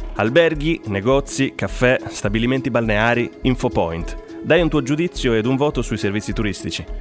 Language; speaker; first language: Italian; native; Italian